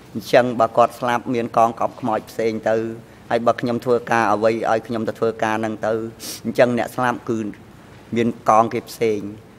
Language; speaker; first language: Khmer; non-native, local second language; Eastern Cham